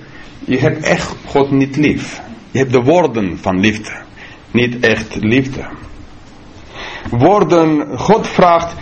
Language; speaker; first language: Dutch; non-native, fluent; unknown